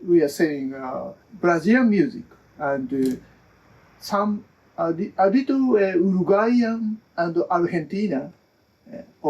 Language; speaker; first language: English; non-native, learner; Japanese